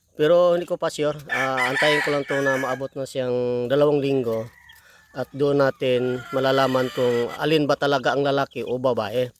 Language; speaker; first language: Filipino; native; Filipino